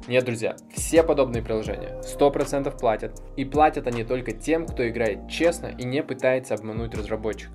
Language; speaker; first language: Russian; native; Russian